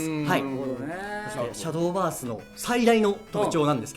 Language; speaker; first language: Japanese; native; Japanese